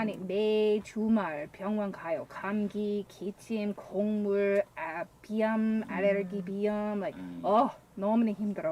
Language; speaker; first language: Korean; non-native, learner; English